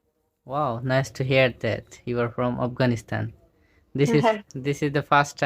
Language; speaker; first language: English; non-native, fluent; Bangla